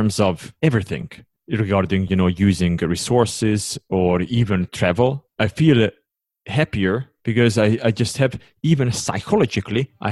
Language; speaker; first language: English; non-native, fluent; Hungarian